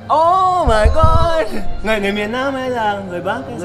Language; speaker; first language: Vietnamese; non-native, learner; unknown